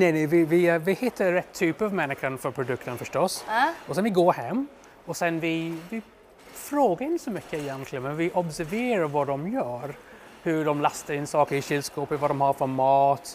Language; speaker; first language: Swedish; non-native, fluent; English